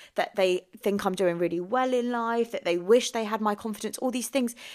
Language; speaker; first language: English; native; English